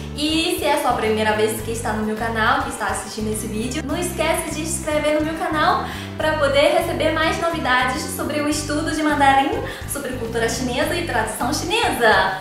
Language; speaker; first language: Portuguese; non-native, fluent; Chinese